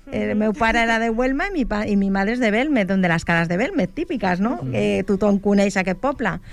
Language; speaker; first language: Catalan; non-native, local second language; Spanish